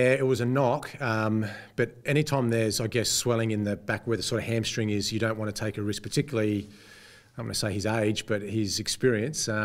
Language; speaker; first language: English; native; English